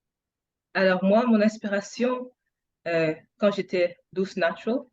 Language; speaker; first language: French; non-native, fluent; English